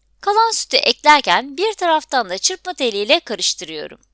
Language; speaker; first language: Turkish; native; Turkish